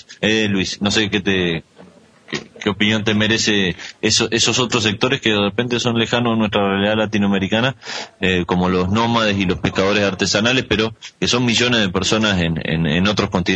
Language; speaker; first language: Spanish; native; Spanish